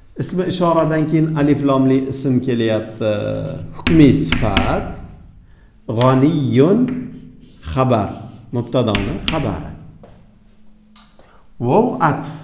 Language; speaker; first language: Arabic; non-native, fluent; Uzbek